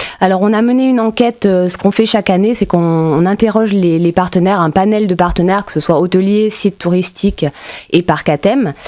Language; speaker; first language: French; native; French